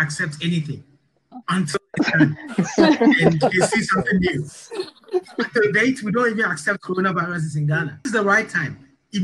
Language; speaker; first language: English; non-native, local second language; Ga